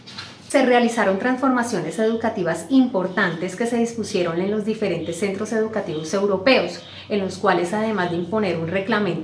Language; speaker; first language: Spanish; native; Spanish